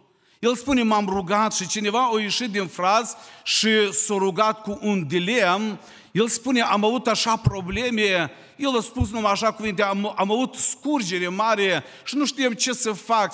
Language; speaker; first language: Romanian; non-native, local second language; Ukrainian